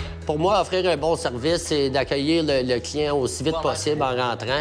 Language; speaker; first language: French; native; French